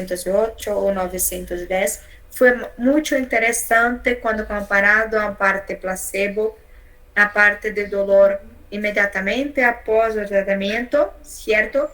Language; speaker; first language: Spanish; non-native, learner; Portuguese